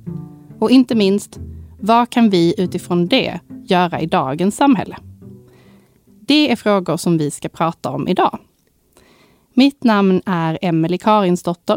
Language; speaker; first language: Swedish; native; Swedish